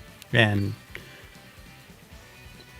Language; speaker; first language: English; native; English